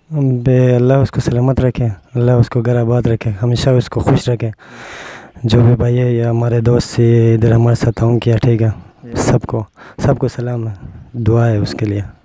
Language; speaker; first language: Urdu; non-native, local second language; Khowar